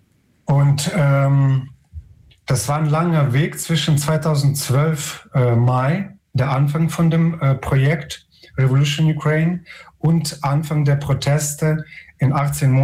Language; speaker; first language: German; non-native, fluent; Ukrainian